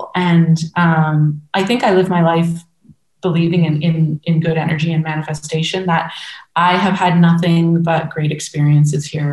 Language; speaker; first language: English; native; English